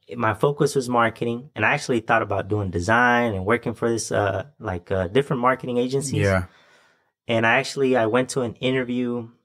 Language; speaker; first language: English; native; English